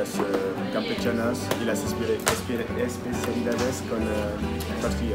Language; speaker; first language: Spanish; non-native, learner; French